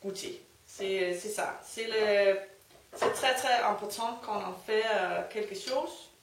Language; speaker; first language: French; non-native, learner; Danish